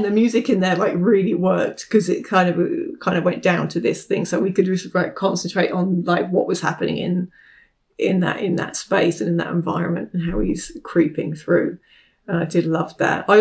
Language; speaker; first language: English; native; English